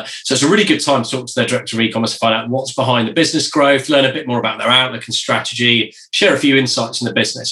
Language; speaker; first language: English; native; English